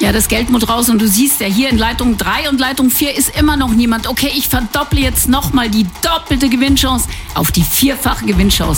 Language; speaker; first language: German; native; German